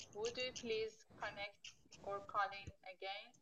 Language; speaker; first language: English; non-native, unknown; Persian